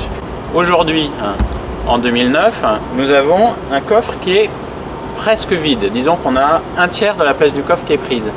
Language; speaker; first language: French; native; French